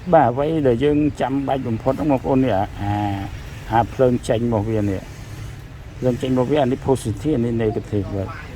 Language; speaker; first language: Khmer; native; Khmer